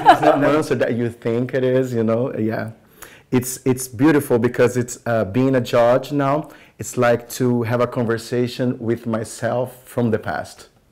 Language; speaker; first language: English; non-native, fluent; Portuguese